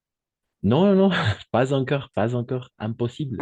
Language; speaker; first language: French; non-native, fluent; Spanish